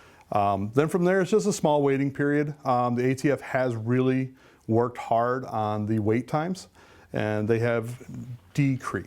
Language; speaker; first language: English; native; English